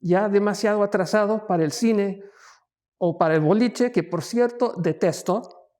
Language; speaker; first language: Spanish; early bilingual, heritage; Spanish